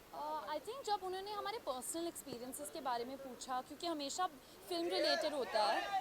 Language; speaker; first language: Hindi; native; Hindi